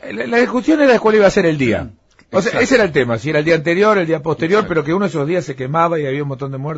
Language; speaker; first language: Spanish; native; Spanish